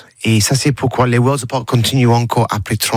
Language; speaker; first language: French; non-native, learner; English